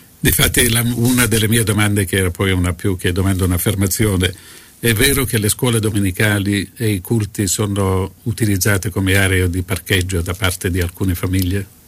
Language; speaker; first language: Italian; native; Italian